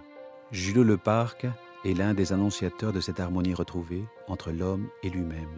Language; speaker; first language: French; native; French